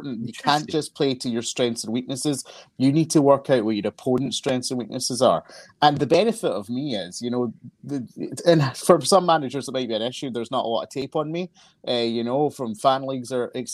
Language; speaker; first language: English; native; English